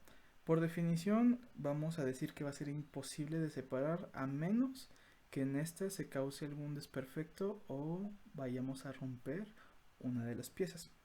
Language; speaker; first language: Spanish; native; Spanish